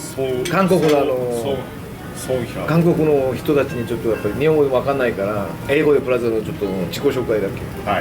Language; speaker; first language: Japanese; non-native, fluent; Korean